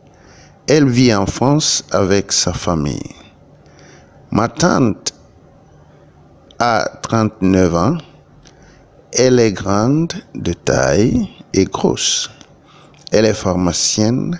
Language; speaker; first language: French; non-native, learner; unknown